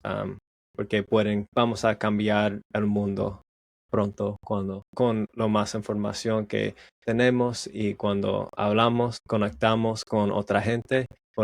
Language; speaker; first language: Spanish; non-native, learner; English